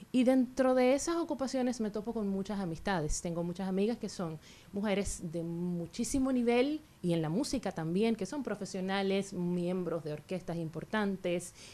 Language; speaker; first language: Spanish; native; Spanish